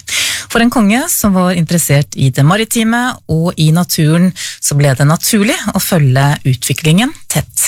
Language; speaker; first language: Norwegian; native; Norwegian